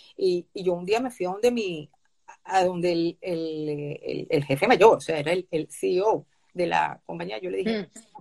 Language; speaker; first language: Spanish; early bilingual, other home language; Hebrew